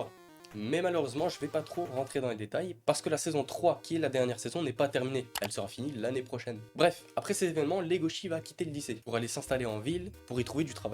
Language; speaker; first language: French; native; French